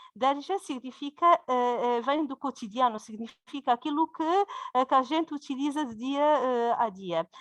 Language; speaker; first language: Portuguese; non-native, fluent; Berber languages